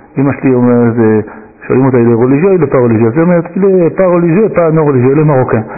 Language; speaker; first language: Hebrew; native; Hebrew